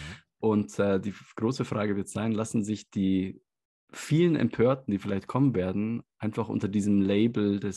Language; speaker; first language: German; native; German